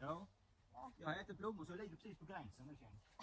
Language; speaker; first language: Swedish; native; Swedish